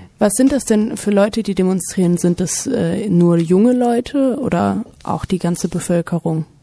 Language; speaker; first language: German; native; German